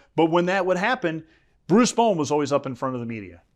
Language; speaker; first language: English; native; English